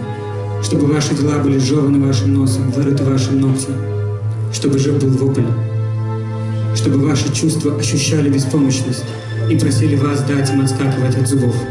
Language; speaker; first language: Russian; native; Russian